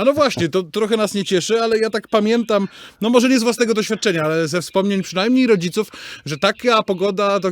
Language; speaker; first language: Polish; native; Polish